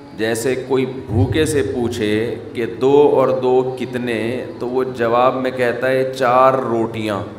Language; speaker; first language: Urdu; native; Urdu